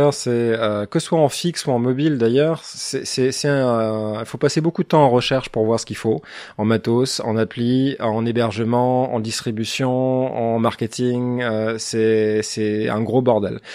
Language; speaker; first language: French; native; French